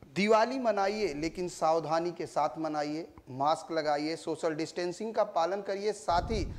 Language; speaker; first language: Hindi; native; Hindi